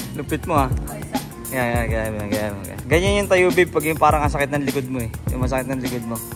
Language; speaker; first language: Filipino; native; Filipino